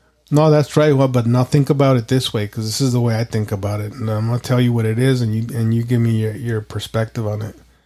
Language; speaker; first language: English; early bilingual, other home language; Spanish